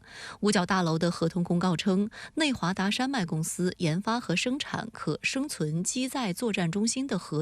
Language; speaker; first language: Chinese; native; Chinese